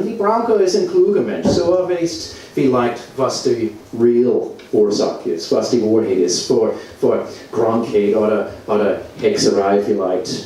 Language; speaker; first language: German; non-native, learner; English